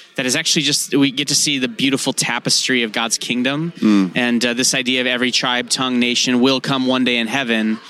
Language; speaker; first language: English; native; English